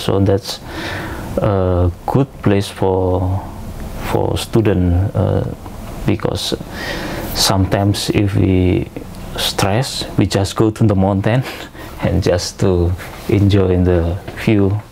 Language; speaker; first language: English; non-native, learner; Indonesian